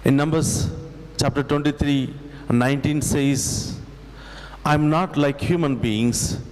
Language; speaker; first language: English; non-native, local second language; Telugu